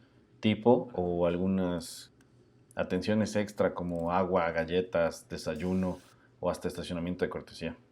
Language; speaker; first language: Spanish; native; Spanish